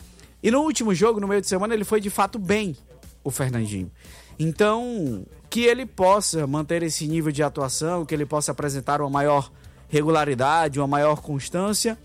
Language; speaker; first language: Portuguese; native; Portuguese